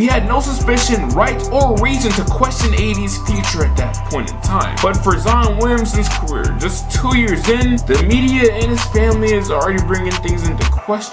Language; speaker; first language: English; native; English